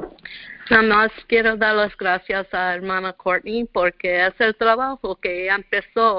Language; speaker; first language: Spanish; early bilingual, heritage; Spanish